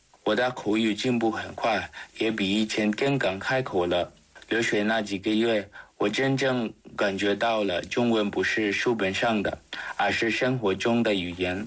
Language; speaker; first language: Chinese; non-native, fluent; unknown